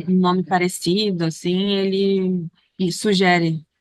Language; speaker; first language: Portuguese; native; Portuguese